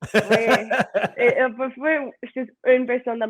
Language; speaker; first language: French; non-native, learner; Spanish